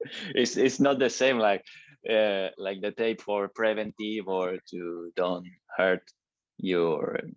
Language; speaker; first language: English; non-native, learner; Spanish